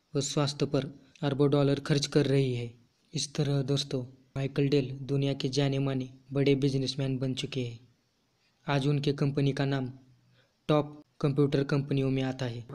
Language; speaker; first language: Hindi; non-native, local second language; Marathi